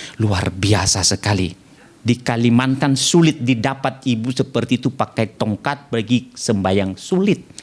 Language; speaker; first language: Indonesian; non-native, local second language; Nias